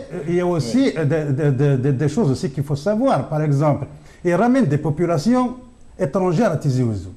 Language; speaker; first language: French; non-native, local second language; Kabyle